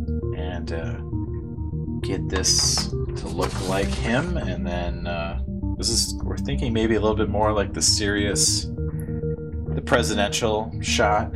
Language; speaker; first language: English; native; English